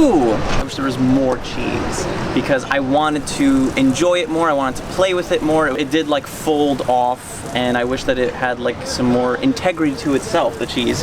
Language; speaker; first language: English; native; English